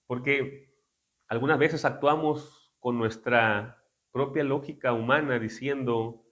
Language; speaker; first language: Spanish; native; Spanish